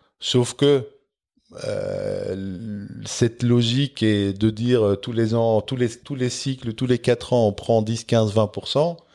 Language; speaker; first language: French; non-native, local second language; Dutch